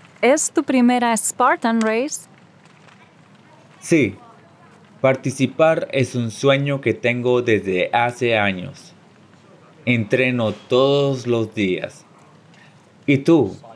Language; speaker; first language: Spanish; early bilingual, heritage; Spanish